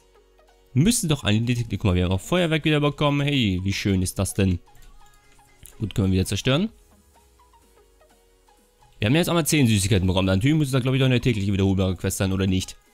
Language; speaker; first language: German; native; German